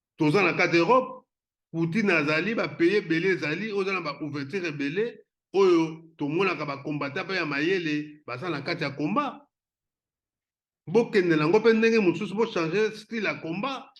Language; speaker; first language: Lingala; non-native, local second language; Kongo